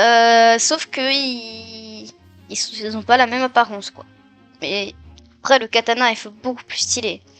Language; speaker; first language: French; native; French